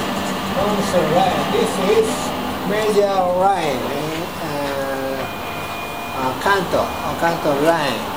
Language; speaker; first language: English; non-native, learner; Japanese